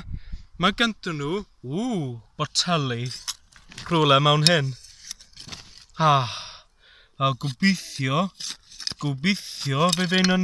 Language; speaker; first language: Welsh; non-native, learner; English